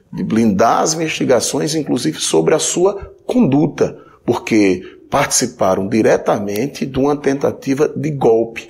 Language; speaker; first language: Portuguese; native; Portuguese